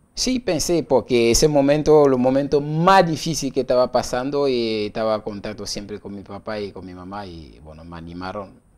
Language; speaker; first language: Spanish; non-native, learner; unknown